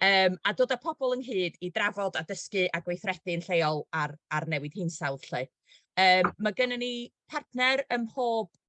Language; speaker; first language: Welsh; native; Welsh